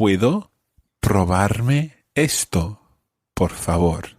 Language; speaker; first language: Spanish; non-native, fluent; English